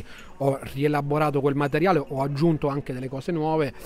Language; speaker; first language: Italian; native; Italian